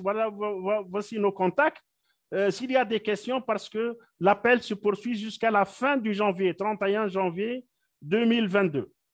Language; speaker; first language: French; non-native, local second language; Arabic